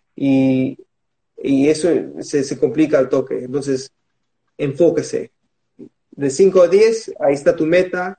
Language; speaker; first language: Spanish; early bilingual, heritage; Spanish